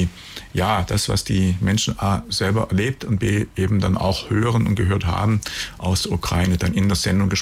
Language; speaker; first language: German; native; German